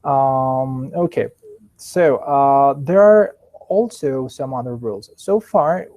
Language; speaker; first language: English; non-native, fluent; Spanish